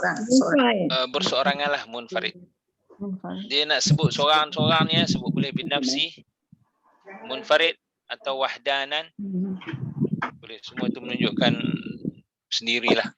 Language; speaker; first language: Malay; native; Malay